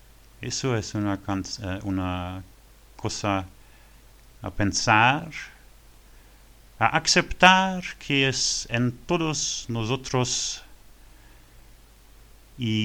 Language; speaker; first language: Spanish; non-native, learner; French